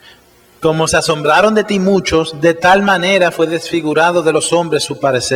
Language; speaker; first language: Spanish; native; Spanish